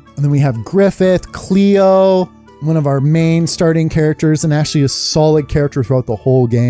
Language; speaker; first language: English; native; English